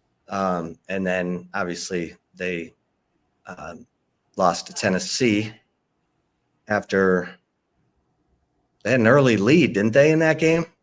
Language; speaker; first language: English; native; English